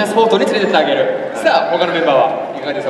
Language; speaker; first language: Japanese; native; Japanese